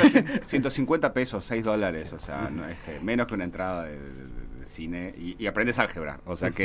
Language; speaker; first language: Spanish; native; Spanish